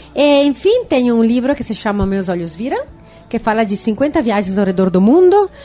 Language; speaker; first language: Portuguese; non-native, fluent; Italian